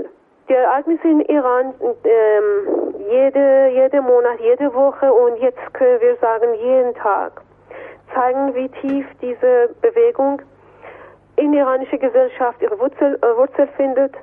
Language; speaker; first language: German; non-native, fluent; Persian